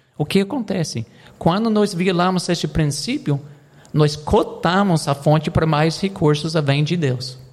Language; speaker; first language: Portuguese; non-native, fluent; English